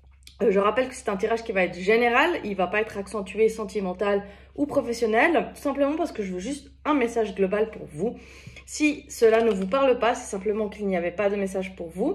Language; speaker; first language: French; native; French